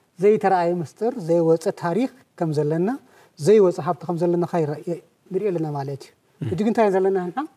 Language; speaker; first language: Tigrinya; non-native, local second language; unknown